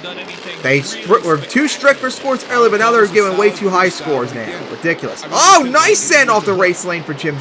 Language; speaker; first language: English; native; English